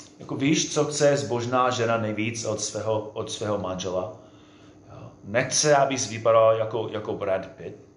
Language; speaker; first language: Czech; non-native, fluent; English